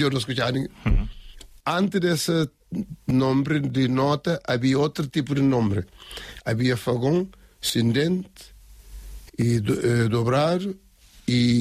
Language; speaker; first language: Spanish; non-native, learner; Kabuverdianu